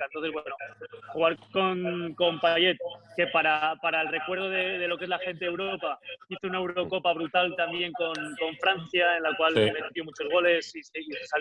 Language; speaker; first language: Spanish; native; Spanish